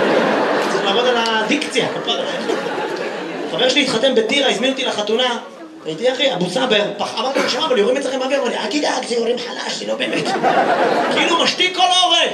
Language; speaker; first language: Hebrew; native; Hebrew